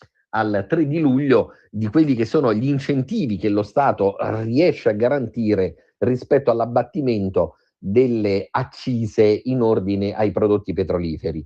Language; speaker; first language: Italian; native; Italian